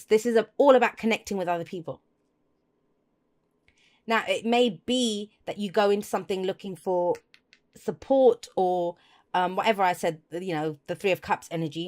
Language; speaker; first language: English; native; English